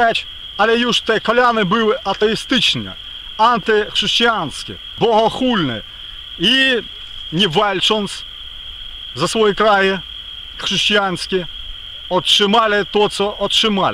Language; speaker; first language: Polish; non-native, fluent; Ukrainian